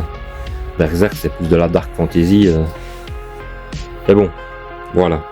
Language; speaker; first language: French; native; French